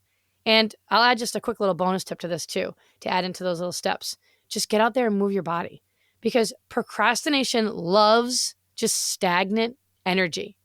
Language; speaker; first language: English; native; English